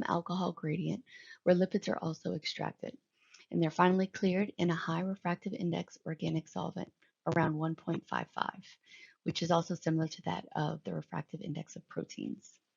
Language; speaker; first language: English; native; English